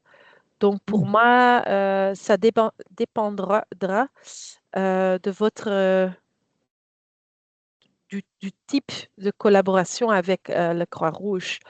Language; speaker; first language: French; non-native, fluent; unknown